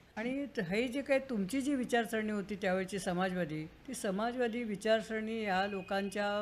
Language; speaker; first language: Marathi; native; Marathi